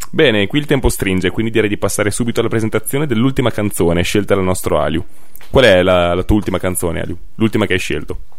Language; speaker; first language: Italian; native; Italian